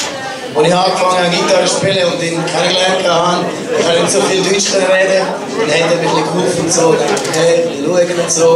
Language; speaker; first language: German; non-native, learner; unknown